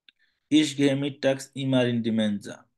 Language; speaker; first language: German; non-native, fluent; Bangla